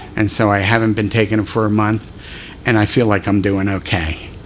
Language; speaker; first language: English; native; English